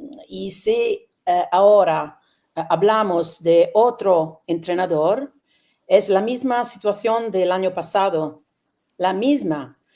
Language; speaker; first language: Spanish; non-native, learner; Italian